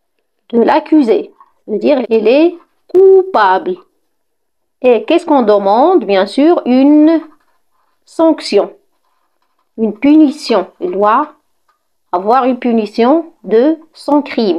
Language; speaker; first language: French; non-native, local second language; Arabic